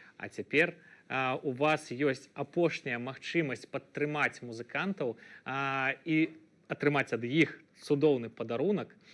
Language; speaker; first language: Belarusian; native; Belarusian